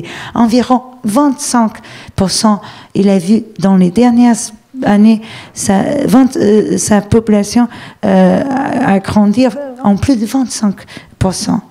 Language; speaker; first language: French; non-native, fluent; Portuguese